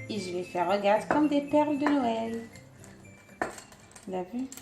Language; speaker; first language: French; non-native, local second language; Arabic